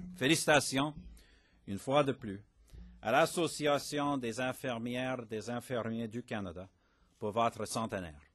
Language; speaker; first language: French; non-native, fluent; English